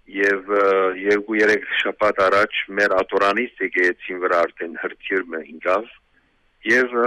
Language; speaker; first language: Armenian; early bilingual, heritage; Armenian